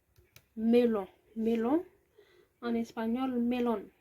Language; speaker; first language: Spanish; non-native, local second language; Haitian Creole